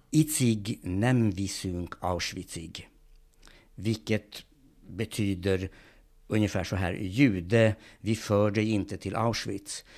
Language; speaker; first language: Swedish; early bilingual, other home language; Hungarian